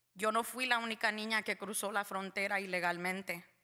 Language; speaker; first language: Spanish; early bilingual, heritage; Spanish